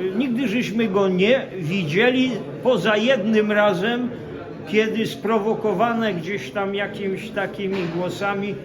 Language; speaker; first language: Polish; native; Polish